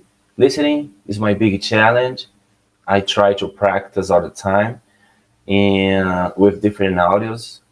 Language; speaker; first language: English; non-native, learner; Portuguese